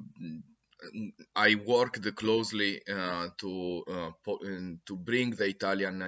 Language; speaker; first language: English; non-native, fluent; Italian